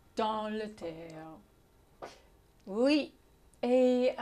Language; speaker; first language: French; non-native, learner; English